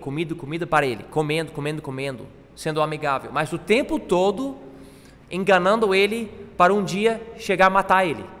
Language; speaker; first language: Portuguese; non-native, fluent; English